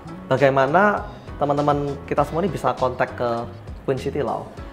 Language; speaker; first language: Indonesian; native; Indonesian